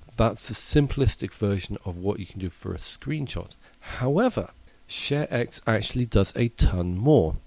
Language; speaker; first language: English; native; English